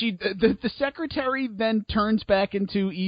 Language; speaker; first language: English; native; English